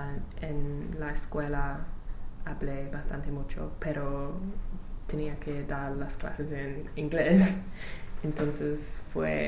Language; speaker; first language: Spanish; non-native, learner; English